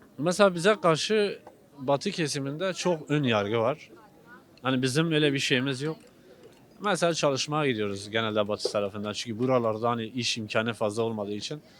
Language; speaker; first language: Turkish; non-native, local second language; Kurdish